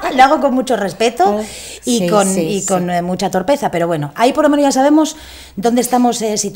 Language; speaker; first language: Spanish; native; Spanish